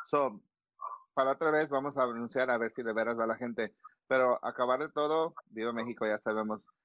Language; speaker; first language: Spanish; early bilingual, heritage; Spanish